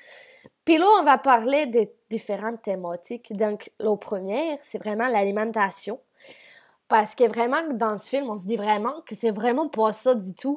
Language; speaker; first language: French; native; French